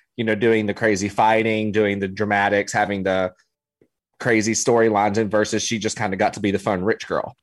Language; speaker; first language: English; native; English